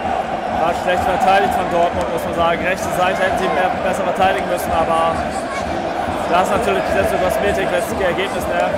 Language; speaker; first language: German; native; German